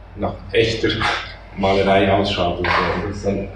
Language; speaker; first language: German; native; German